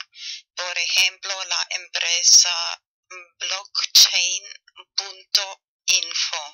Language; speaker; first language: Spanish; non-native, fluent; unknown